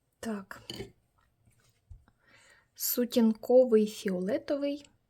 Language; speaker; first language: Ukrainian; native; Ukrainian